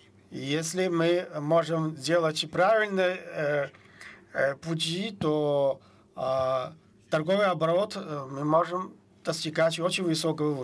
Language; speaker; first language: Russian; non-native, fluent; Chinese